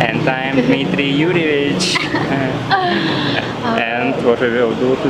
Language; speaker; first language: English; non-native, learner; Russian